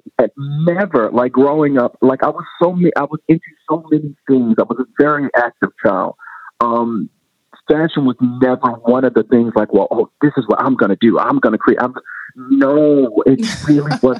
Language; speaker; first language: English; native; English